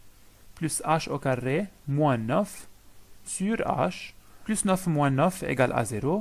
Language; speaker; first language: French; non-native, local second language; Arabic